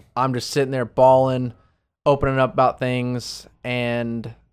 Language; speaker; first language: English; native; English